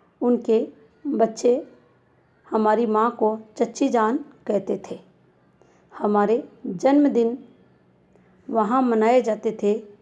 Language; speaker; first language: Hindi; native; Hindi